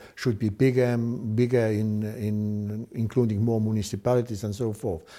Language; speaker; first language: English; non-native, fluent; Estonian